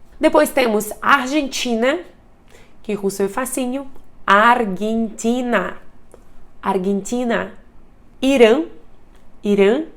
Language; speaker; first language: Portuguese; non-native, fluent; Russian